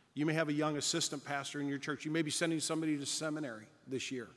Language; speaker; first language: English; native; English